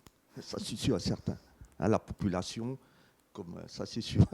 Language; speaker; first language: French; native; French